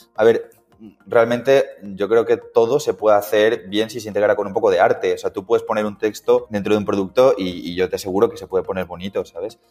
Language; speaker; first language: Spanish; native; Spanish